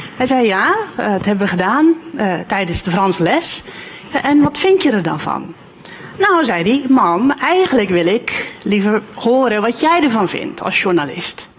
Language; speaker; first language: Dutch; early bilingual, other home language; Turkish